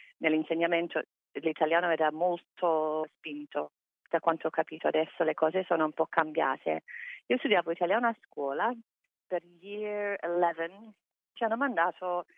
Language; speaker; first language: Italian; non-native, fluent; English